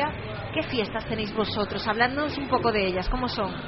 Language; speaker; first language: Spanish; native; Spanish